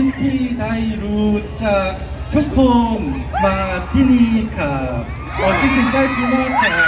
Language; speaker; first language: Thai; non-native, learner; Korean